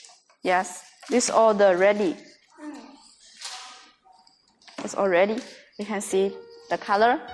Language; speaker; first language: English; non-native, learner; Chinese